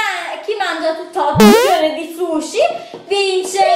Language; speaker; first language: Italian; native; Italian